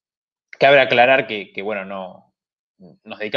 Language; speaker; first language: Spanish; native; Spanish